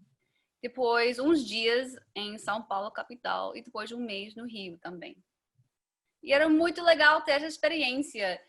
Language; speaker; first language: Portuguese; non-native, fluent; English